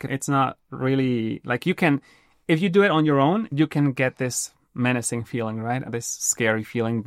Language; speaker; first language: English; non-native, fluent; Spanish